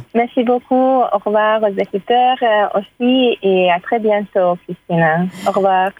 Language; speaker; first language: French; non-native, fluent; Hungarian